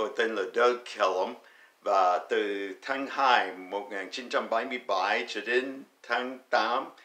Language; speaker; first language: Vietnamese; non-native, fluent; English